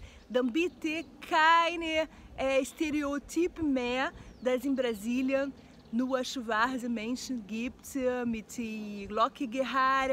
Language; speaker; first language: German; non-native, learner; Portuguese